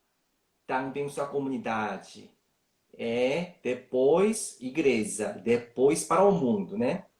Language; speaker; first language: Portuguese; non-native, learner; Korean